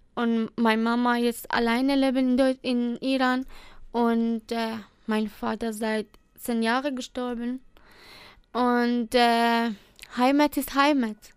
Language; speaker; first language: German; non-native, learner; Persian